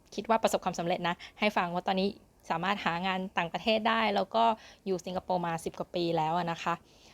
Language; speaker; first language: Thai; native; Thai